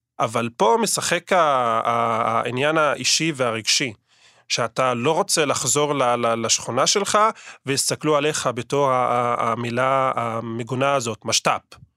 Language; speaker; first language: Hebrew; non-native, local second language; Arabic